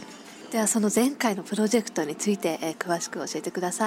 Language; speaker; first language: Japanese; native; Japanese